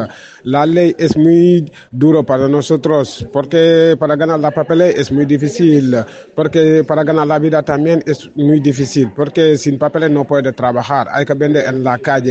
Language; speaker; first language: Spanish; non-native, learner; Wolof